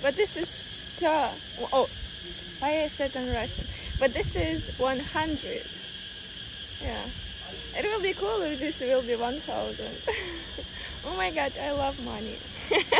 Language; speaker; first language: English; non-native, learner; Russian